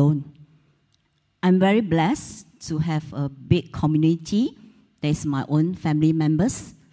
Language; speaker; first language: English; non-native, local second language; Cantonese